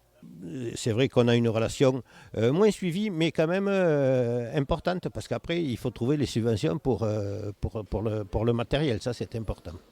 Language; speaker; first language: French; native; French